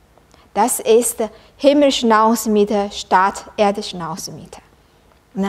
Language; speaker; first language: German; non-native, learner; Chinese